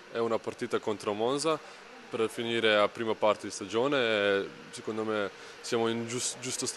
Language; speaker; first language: Italian; non-native, learner; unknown